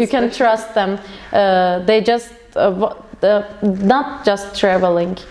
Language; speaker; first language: English; non-native, learner; Turkish